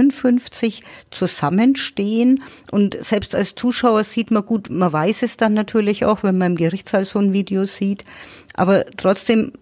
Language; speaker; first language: German; native; German